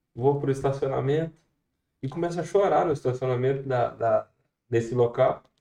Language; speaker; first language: Portuguese; native; Portuguese